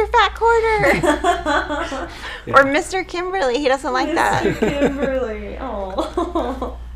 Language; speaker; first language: English; native; English